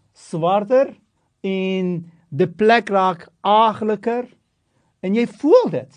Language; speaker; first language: Afrikaans; non-native, fluent; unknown